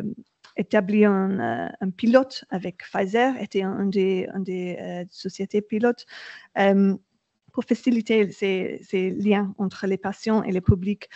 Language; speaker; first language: French; non-native, learner; English